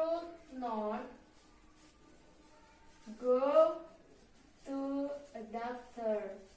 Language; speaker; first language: English; non-native, learner; Indonesian